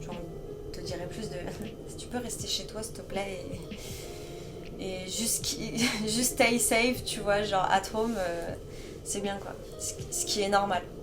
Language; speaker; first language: French; native; French